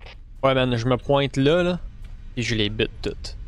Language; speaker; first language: French; native; French